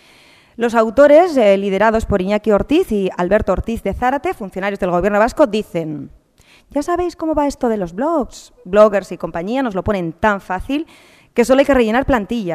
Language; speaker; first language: Spanish; native; Spanish